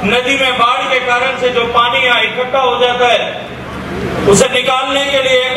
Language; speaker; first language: Hindi; native; Hindi